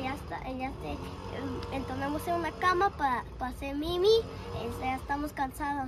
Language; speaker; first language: Spanish; early bilingual, heritage; Spanish